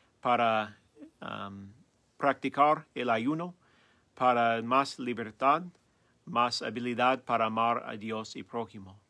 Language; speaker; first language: Spanish; non-native, learner; English